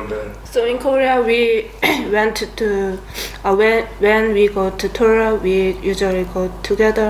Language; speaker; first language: English; non-native, learner; Korean